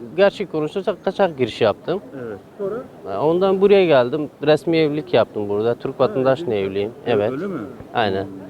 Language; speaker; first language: Turkish; non-native, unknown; Persian